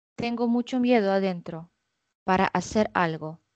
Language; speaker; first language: Spanish; non-native, fluent; Russian